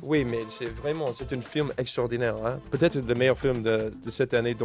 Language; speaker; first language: French; non-native, learner; English